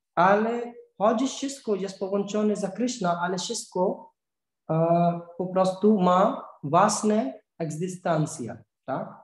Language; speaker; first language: Polish; non-native, learner; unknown